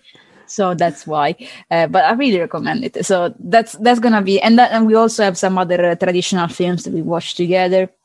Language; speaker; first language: English; non-native, fluent; Italian